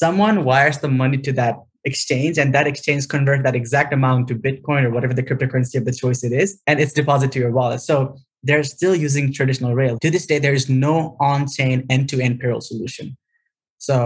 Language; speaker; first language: English; non-native, local second language; Nepali